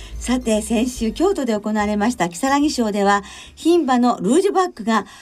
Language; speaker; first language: Japanese; native; Japanese